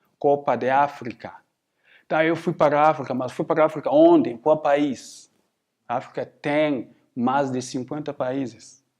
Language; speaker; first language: Portuguese; non-native, fluent; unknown